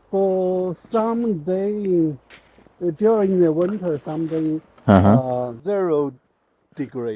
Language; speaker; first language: English; non-native, learner; Chinese